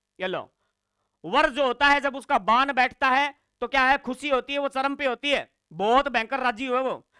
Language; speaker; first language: Hindi; native; Hindi